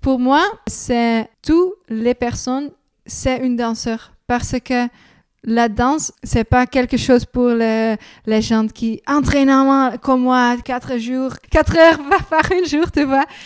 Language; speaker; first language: French; non-native, learner; Dutch